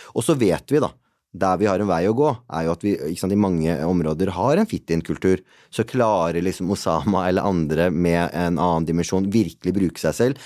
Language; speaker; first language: Norwegian; early bilingual, other home language; Punjabi